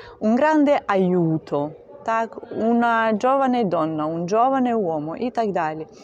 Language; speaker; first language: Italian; non-native, fluent; Ukrainian